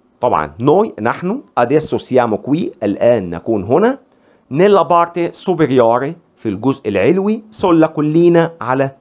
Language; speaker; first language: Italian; non-native, fluent; Arabic